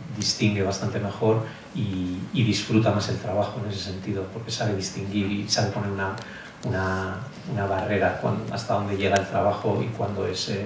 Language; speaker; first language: Spanish; native; Spanish